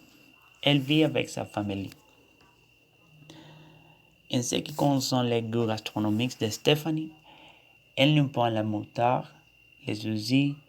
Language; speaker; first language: French; non-native, learner; Spanish